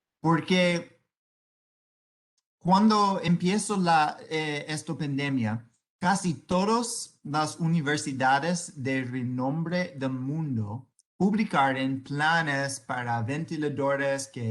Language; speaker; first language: Spanish; non-native, learner; English